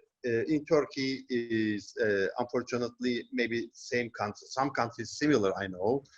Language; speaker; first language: English; non-native, learner; Turkish